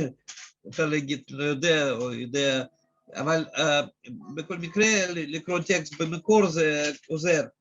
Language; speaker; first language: Hebrew; non-native, fluent; Russian